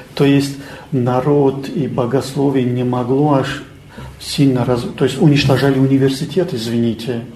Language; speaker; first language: Russian; non-native, local second language; Armenian